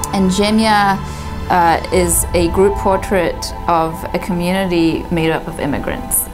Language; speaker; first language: English; non-native, fluent; Polish